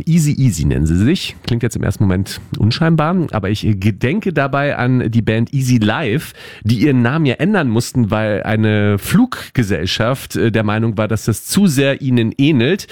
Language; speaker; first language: German; native; German